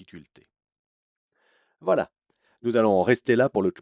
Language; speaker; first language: French; native; French